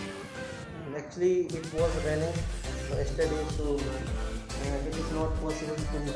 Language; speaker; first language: English; non-native, local second language; Hindi